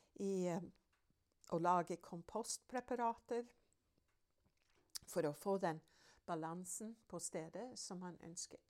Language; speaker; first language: Norwegian; non-native, fluent; English